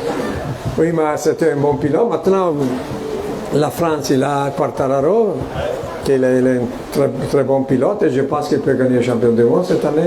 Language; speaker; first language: French; non-native, fluent; Italian